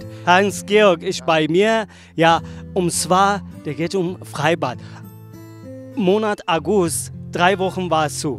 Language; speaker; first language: German; non-native, learner; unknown